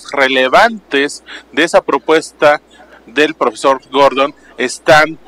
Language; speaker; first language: Spanish; native; Spanish